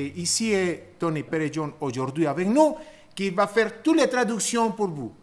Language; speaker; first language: French; non-native, learner; Spanish